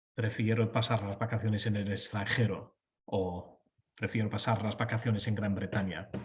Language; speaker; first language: Spanish; non-native, fluent; English